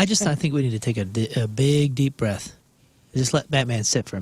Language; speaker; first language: English; native; English